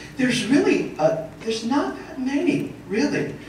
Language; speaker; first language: English; native; English